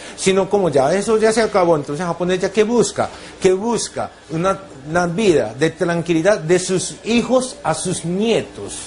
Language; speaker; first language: Spanish; non-native, fluent; Japanese